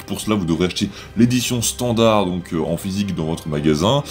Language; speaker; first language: French; native; French